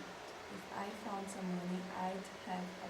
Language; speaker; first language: English; non-native, learner; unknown